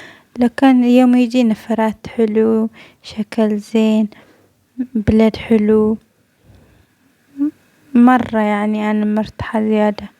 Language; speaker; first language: Arabic; non-native, learner; Amharic